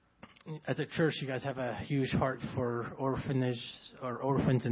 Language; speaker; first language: English; non-native, fluent; Arabic